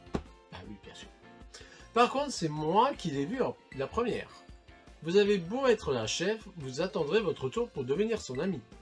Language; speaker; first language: French; native; French